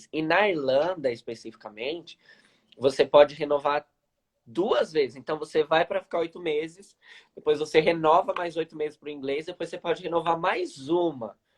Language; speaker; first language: Portuguese; native; Portuguese